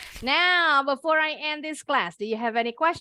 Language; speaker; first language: English; non-native, fluent; Indonesian